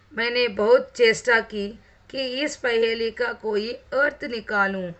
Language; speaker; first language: Hindi; non-native, local second language; Telugu